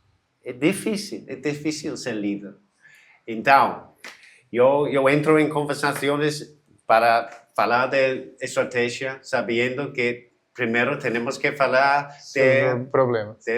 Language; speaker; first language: Portuguese; non-native, learner; English